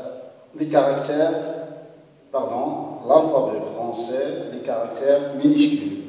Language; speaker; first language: French; non-native, local second language; Arabic